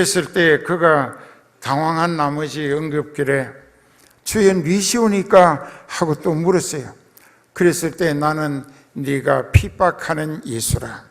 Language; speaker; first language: Korean; native; Korean